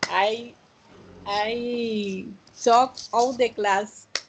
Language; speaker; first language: English; non-native, fluent; Spanish